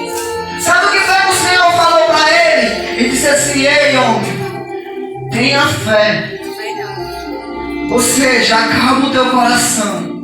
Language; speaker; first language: Portuguese; native; Portuguese